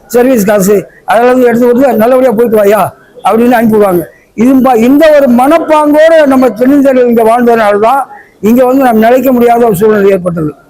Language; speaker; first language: Tamil; early bilingual, heritage; Tamil